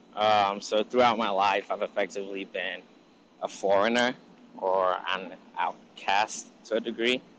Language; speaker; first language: English; early bilingual, other home language; Akan